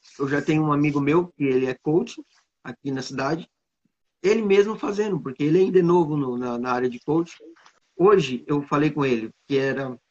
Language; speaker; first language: Portuguese; native; Portuguese